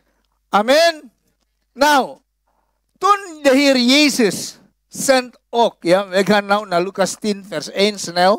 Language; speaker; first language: Dutch; non-native, fluent; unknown